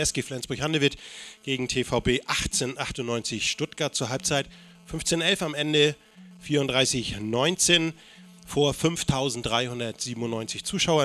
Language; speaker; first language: German; native; German